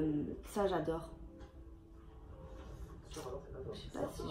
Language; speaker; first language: French; native; French